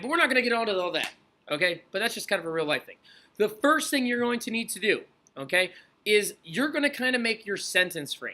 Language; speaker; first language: English; native; English